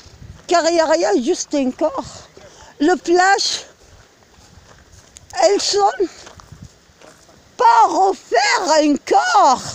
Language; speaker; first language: French; non-native, learner; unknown